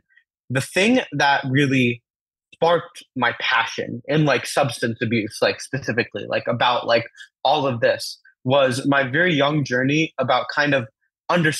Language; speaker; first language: English; early bilingual, other home language; Telugu